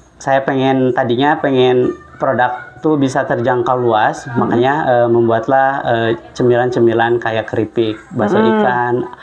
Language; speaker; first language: Indonesian; native; Indonesian